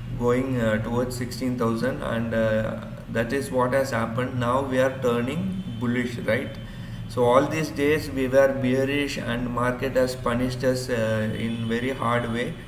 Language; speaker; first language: English; non-native, local second language; Urdu